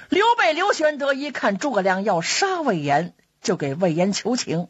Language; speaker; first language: Chinese; native; Chinese